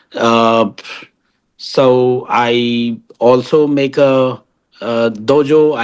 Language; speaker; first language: English; non-native, learner; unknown